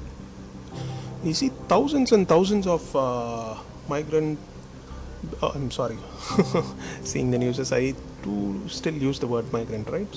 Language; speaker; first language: English; non-native, local second language; Tamil